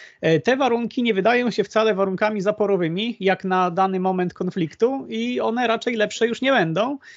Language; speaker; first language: Polish; native; Polish